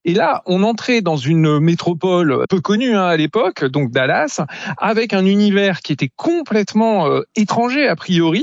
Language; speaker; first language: French; native; French